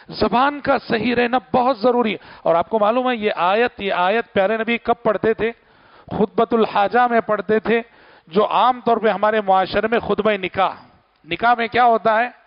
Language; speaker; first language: Urdu; native; Urdu